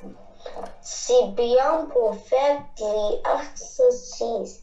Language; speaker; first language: French; non-native, learner; Chinese